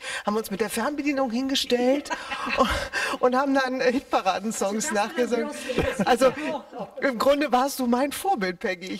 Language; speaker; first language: German; native; German